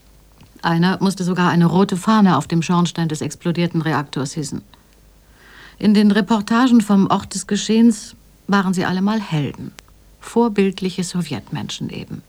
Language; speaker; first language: German; native; German